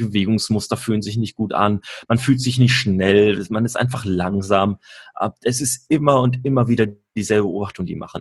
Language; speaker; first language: German; native; German